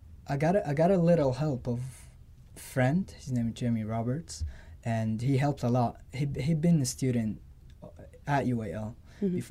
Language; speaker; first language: English; non-native, fluent; Arabic